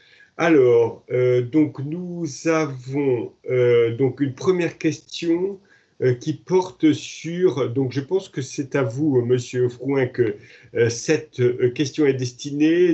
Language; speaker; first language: French; native; French